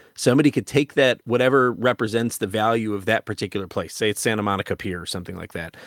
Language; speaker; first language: English; native; English